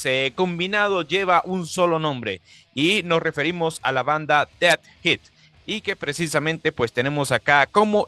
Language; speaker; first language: Spanish; native; Spanish